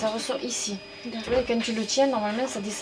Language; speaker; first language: French; native; French